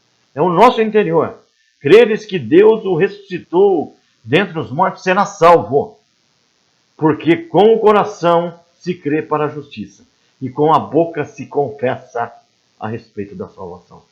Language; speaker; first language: Portuguese; native; Portuguese